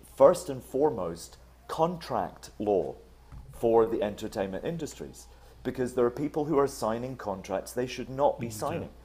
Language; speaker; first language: English; native; English